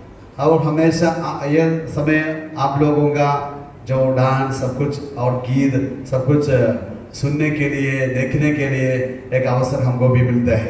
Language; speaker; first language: Hindi; non-native, local second language; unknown